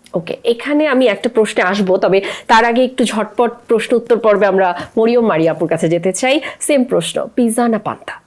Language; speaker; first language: Bangla; native; Bangla